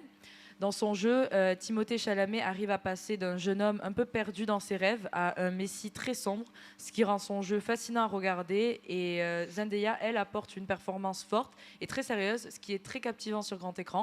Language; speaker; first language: French; native; French